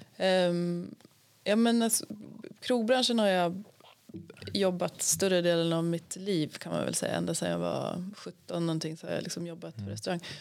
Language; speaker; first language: Swedish; native; Swedish